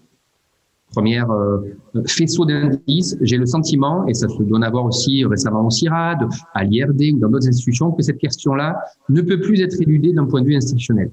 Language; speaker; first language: French; native; French